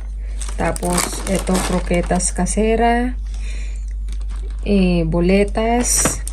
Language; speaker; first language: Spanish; non-native, learner; Filipino